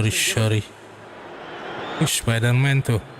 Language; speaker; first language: English; non-native, learner; Indonesian